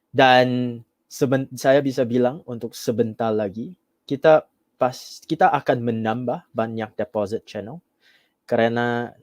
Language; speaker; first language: Indonesian; non-native, fluent; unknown